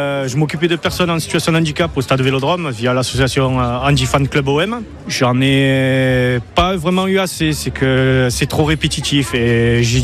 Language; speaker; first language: French; native; French